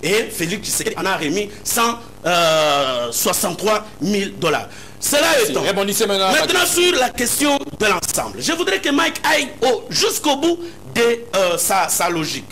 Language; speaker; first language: French; non-native, local second language; Lingala